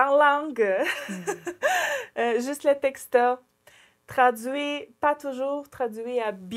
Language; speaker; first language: French; non-native, learner; Ukrainian